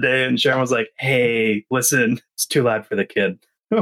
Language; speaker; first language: English; native; English